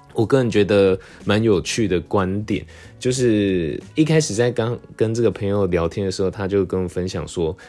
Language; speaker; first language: Chinese; native; Chinese